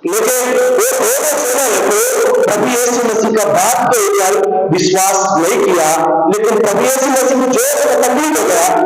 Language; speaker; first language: Hindi; non-native, local second language; Telugu